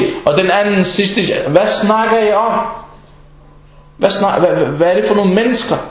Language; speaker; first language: Danish; non-native, local second language; Arabic